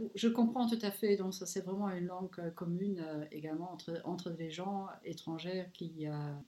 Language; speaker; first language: French; non-native, local second language; Luxembourgish